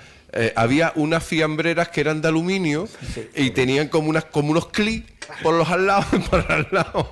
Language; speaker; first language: Spanish; native; Spanish